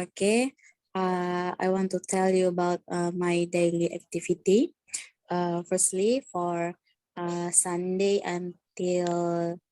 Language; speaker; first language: English; non-native, learner; Indonesian